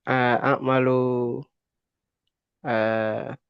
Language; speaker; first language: Arabic; non-native, learner; Indonesian